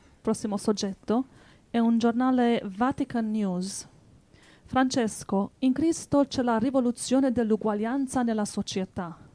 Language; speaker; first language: Italian; non-native, fluent; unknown